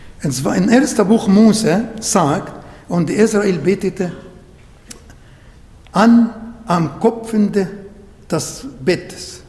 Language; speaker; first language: German; non-native, fluent; Arabic